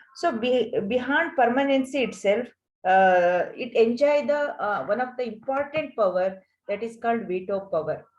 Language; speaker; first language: English; non-native, local second language; Kannada